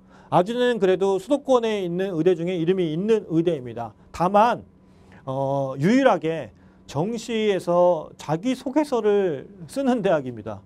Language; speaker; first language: Korean; native; Korean